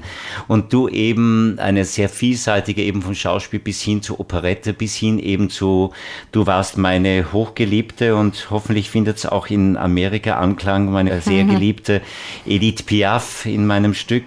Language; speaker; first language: German; native; German